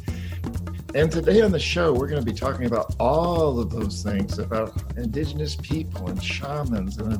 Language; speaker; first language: English; native; English